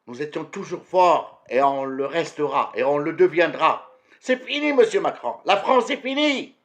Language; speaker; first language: French; non-native, local second language; Arabic